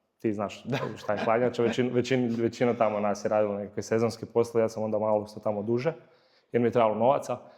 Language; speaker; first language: Croatian; native; Croatian